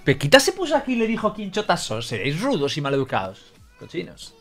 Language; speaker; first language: Spanish; native; Spanish